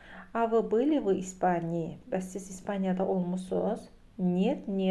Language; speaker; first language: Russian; non-native, fluent; Azerbaijani